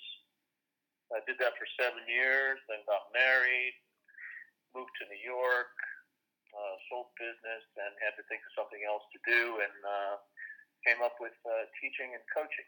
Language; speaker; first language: English; native; English